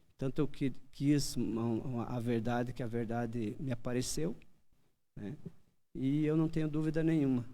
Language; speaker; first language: Portuguese; native; Portuguese